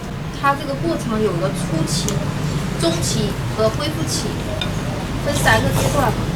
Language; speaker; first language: Chinese; native; Chinese